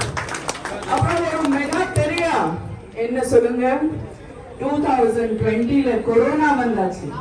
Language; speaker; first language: Tamil; non-native, fluent; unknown